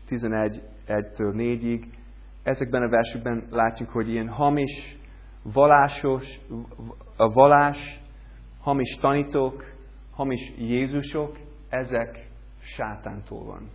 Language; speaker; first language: Hungarian; non-native, learner; English